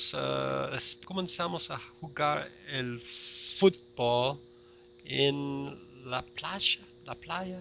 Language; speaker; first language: Spanish; non-native, fluent; English